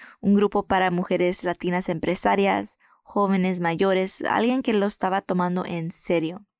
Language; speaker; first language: Spanish; early bilingual, heritage; Spanish